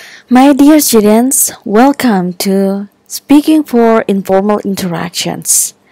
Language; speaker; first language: English; non-native, fluent; Indonesian